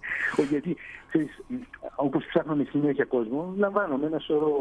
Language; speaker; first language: Greek; early bilingual, heritage; Greek